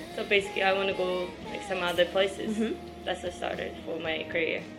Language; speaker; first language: English; non-native, fluent; Japanese